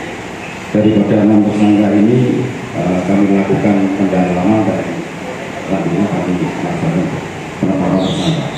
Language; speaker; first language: Indonesian; native; Indonesian